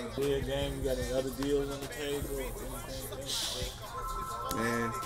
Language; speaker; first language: English; native; English